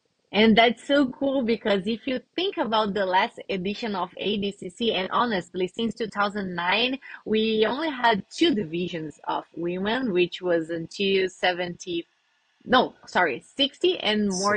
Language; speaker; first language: English; non-native, fluent; Portuguese